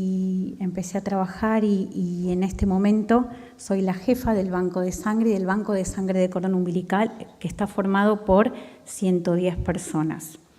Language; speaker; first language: Spanish; native; Spanish